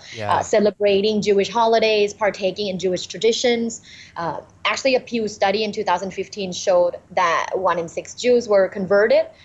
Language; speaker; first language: English; non-native, fluent; Thai